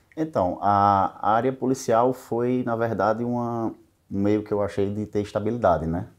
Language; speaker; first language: Portuguese; native; Portuguese